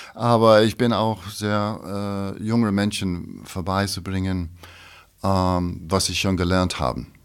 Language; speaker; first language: German; non-native, fluent; English